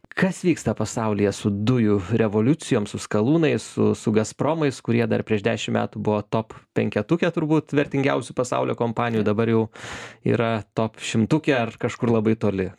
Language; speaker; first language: Lithuanian; native; Lithuanian